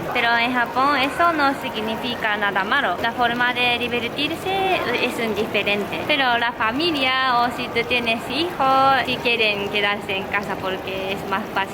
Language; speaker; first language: Spanish; non-native, learner; Japanese